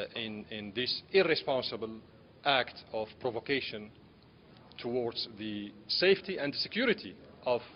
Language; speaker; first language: English; non-native, fluent; Arabic